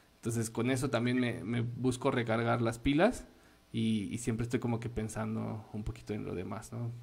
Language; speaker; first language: Spanish; native; Spanish